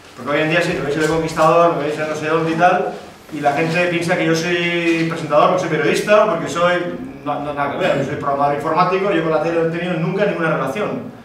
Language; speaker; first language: Spanish; early bilingual, other home language; Basque